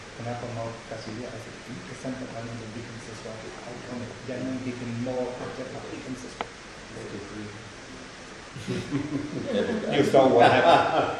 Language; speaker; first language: Indonesian; non-native, fluent; English